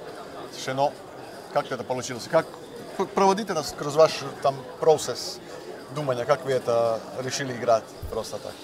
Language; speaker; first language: Russian; early bilingual, heritage; Russian